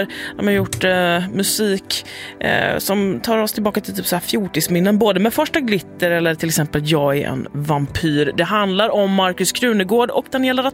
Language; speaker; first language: Swedish; native; Swedish